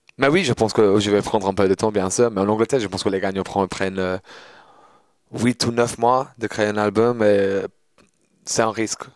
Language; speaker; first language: French; non-native, fluent; English